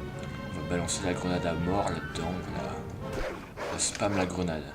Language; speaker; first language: French; native; French